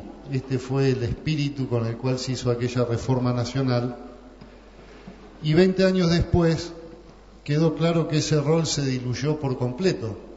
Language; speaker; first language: Spanish; native; Spanish